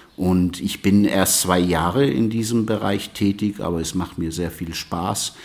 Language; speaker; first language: German; non-native, fluent; English